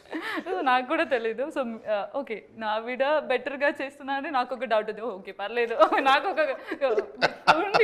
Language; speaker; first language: Telugu; non-native, learner; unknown